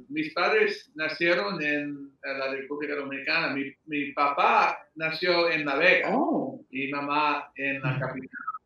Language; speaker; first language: Spanish; early bilingual, heritage; English